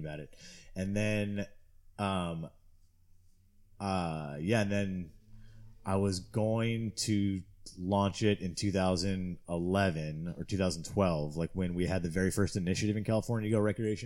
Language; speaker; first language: English; native; English